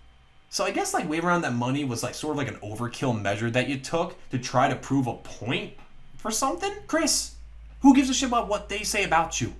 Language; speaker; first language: English; native; English